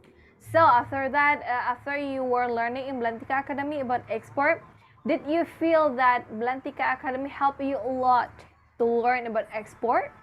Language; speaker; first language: English; non-native, fluent; Indonesian